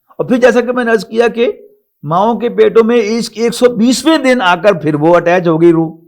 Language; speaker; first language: Urdu; non-native, local second language; Punjabi